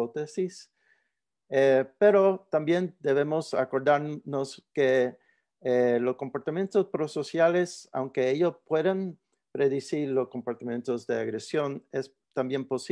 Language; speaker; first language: Spanish; early bilingual, heritage; Spanish